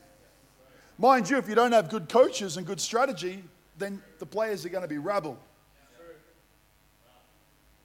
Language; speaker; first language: English; native; English